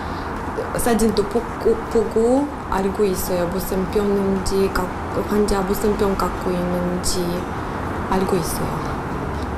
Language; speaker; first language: Korean; non-native, learner; Russian